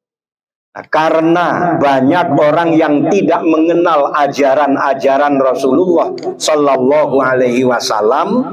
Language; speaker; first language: Indonesian; native; Indonesian